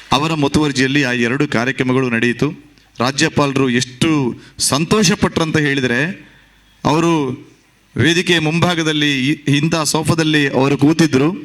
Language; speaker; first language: Kannada; non-native, local second language; Tulu